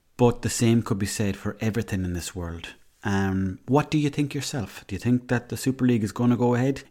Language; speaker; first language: English; native; English